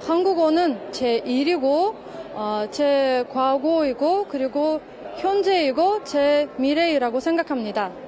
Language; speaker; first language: Korean; non-native, fluent; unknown